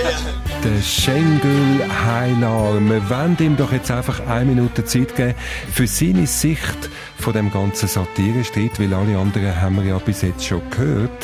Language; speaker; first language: German; native; German